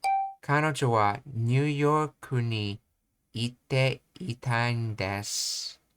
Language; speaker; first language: Japanese; non-native, learner; English